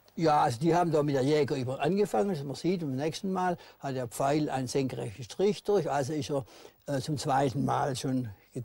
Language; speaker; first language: German; native; German